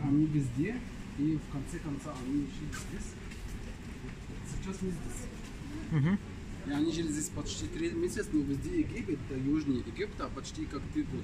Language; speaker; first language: Russian; non-native, learner; Arabic